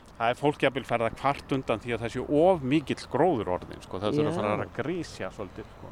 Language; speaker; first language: Icelandic; native; Icelandic